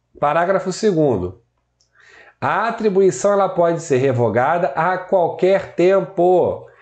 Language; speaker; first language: Portuguese; native; Portuguese